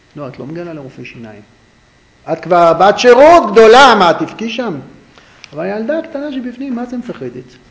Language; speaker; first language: Hebrew; native; Hebrew